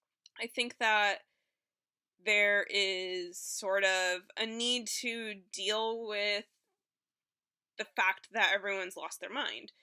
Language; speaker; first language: English; native; English